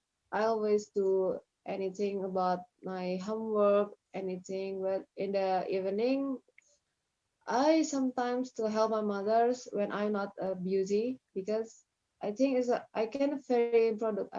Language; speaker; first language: English; non-native, learner; Indonesian